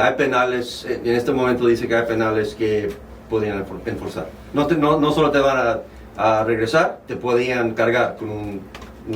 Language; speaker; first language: Spanish; early bilingual, heritage; Spanish